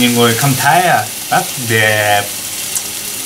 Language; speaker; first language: Vietnamese; non-native, learner; Japanese